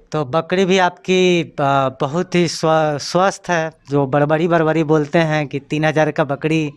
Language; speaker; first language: Hindi; native; Hindi